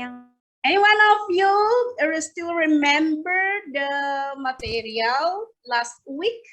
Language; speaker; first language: English; non-native, learner; Indonesian